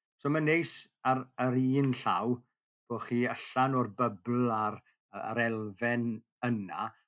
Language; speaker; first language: Welsh; native; Welsh